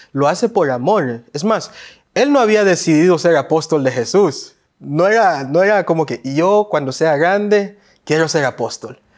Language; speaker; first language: Spanish; early bilingual, heritage; Spanish